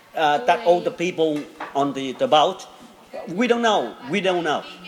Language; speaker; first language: English; non-native, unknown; Vietnamese